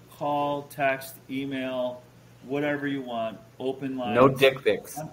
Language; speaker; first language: English; native; English